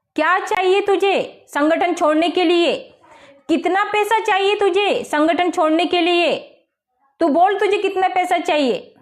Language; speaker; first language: Hindi; non-native, local second language; Marathi